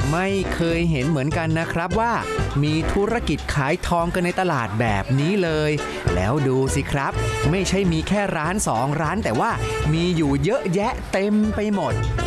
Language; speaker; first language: Thai; native; Thai